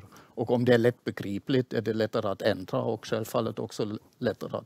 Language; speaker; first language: Swedish; non-native, fluent; German